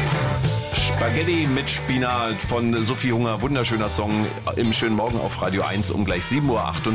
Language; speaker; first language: German; native; German